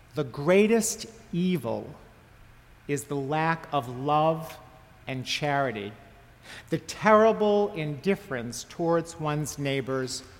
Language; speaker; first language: English; native; English